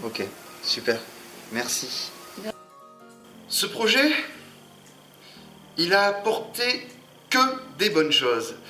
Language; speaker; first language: French; native; French